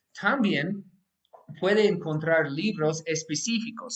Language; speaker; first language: Spanish; non-native, fluent; English